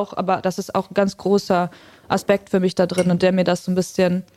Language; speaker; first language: German; native; German